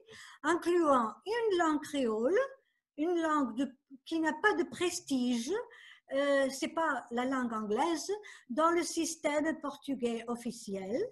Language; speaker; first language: French; non-native, fluent; Portuguese